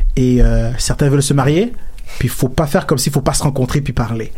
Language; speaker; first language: French; native; French